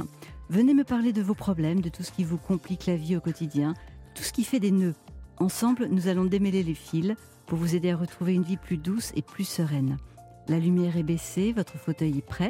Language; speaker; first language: French; native; French